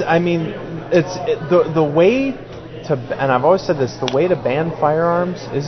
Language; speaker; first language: English; native; English